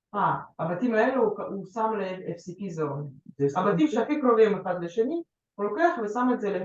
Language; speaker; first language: Hebrew; native; Hebrew